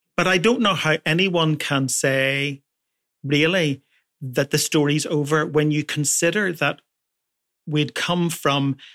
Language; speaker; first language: English; native; English